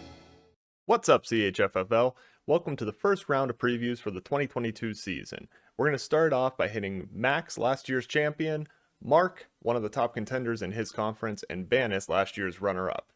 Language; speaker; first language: English; native; English